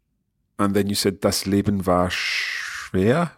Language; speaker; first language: German; non-native, learner; English